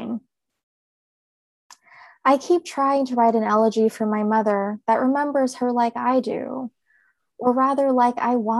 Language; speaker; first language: English; native; English